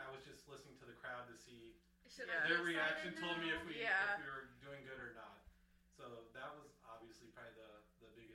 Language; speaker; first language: English; native; English